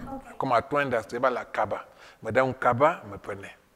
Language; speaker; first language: Spanish; non-native, fluent; French